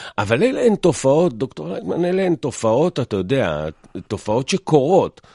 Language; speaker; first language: Hebrew; native; Hebrew